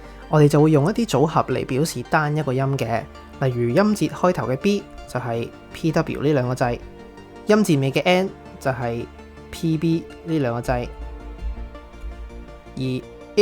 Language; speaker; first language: Cantonese; native; Cantonese